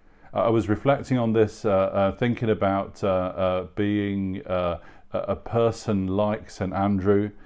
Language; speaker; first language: English; native; English